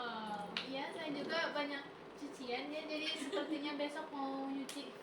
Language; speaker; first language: Indonesian; native; Indonesian